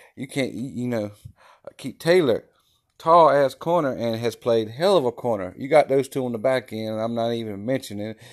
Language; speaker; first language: English; native; English